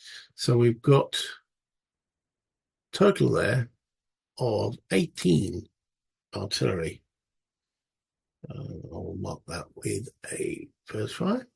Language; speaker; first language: English; native; English